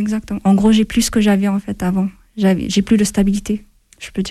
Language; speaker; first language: French; non-native, fluent; Amharic